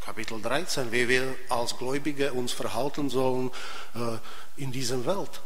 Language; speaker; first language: German; non-native, fluent; Czech